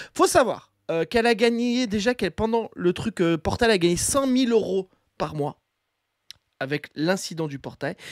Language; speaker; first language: French; native; French